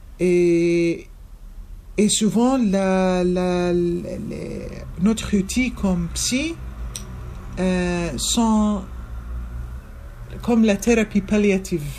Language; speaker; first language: French; non-native, fluent; Arabic